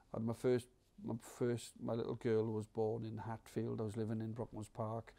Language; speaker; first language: English; native; English